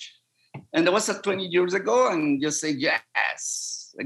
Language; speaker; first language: English; non-native, learner; Spanish